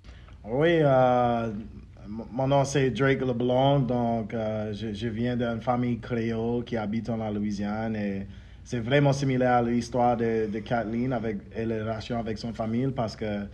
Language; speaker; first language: French; early bilingual, heritage; English